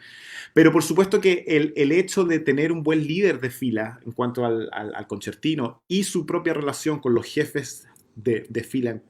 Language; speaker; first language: Spanish; native; Spanish